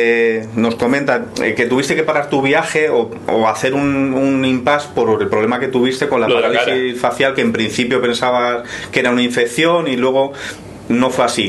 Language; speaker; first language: Spanish; native; Spanish